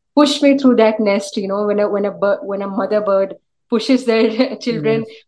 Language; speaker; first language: English; early bilingual, other home language; Urdu